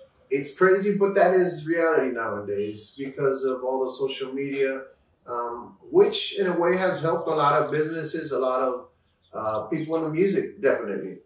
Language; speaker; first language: English; early bilingual, other home language; Spanish